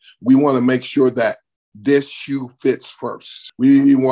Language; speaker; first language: English; native; English